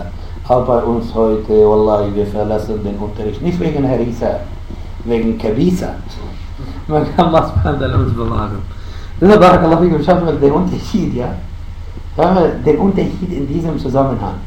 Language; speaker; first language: German; non-native, fluent; Arabic